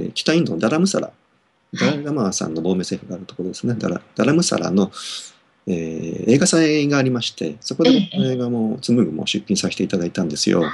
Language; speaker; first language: Japanese; native; Japanese